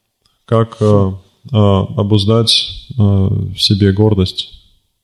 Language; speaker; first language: Russian; native; Russian